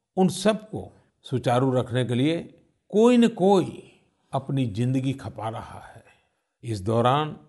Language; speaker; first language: Hindi; non-native, local second language; Gujarati